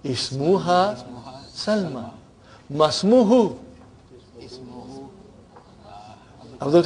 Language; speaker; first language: Arabic; non-native, fluent; Urdu